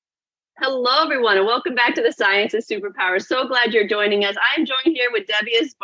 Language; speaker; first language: English; native; English